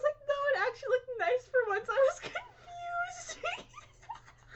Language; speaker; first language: English; native; English